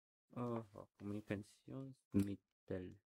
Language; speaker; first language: German; non-native, learner; Ukrainian